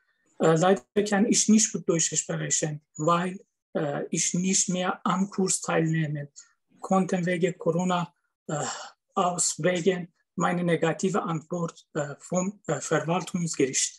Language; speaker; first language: German; non-native, learner; Persian